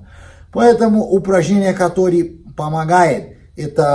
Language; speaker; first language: Russian; non-native, learner; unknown